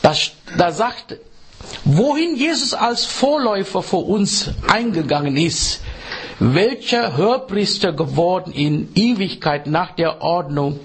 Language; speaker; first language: German; non-native, fluent; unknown